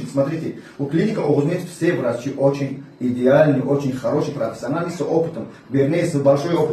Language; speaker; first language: Russian; non-native, fluent; Tajik